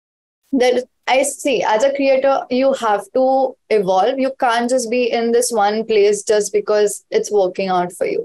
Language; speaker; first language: English; non-native, local second language; Hindi